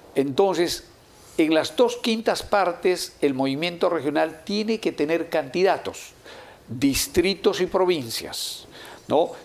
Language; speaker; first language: Spanish; native; Spanish